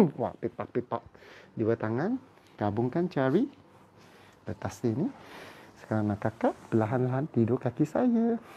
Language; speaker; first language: Malay; non-native, local second language; Cantonese